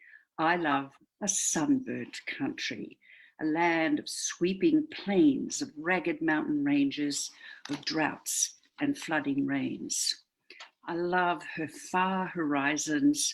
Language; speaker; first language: English; native; English